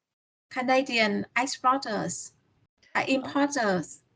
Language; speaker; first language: English; non-native, learner; Vietnamese